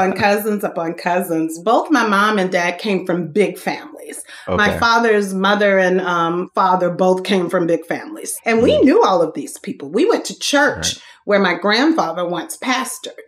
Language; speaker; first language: English; native; English